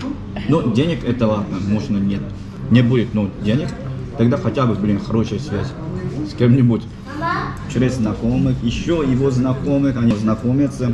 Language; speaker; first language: Russian; non-native, fluent; Korean